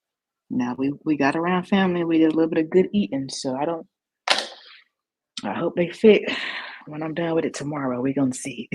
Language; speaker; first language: English; native; English